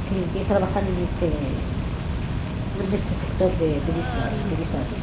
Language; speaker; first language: Spanish; non-native, fluent; Arabic